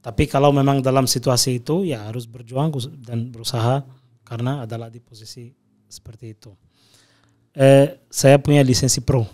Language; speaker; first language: Indonesian; non-native, fluent; Portuguese